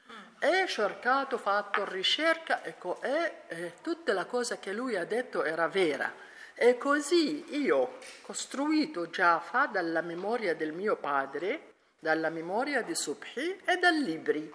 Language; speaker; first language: Italian; non-native, learner; Arabic